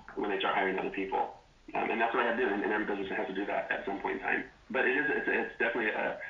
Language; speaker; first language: English; native; English